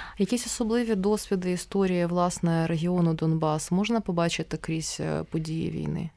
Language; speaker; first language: Ukrainian; native; Ukrainian